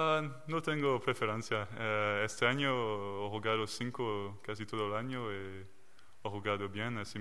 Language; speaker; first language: Spanish; non-native, learner; French